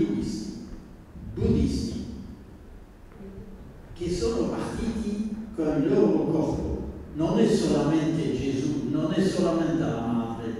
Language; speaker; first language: Italian; non-native, fluent; Dutch